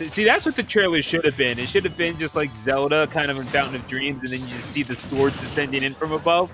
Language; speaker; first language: English; native; English